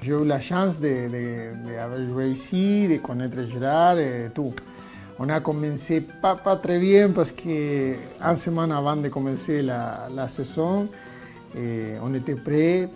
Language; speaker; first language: French; non-native, fluent; Spanish